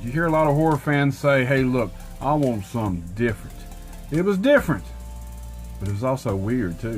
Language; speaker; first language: English; native; English